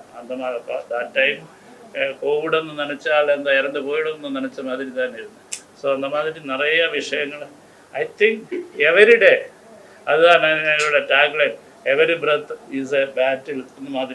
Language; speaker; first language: Tamil; non-native, learner; Malayalam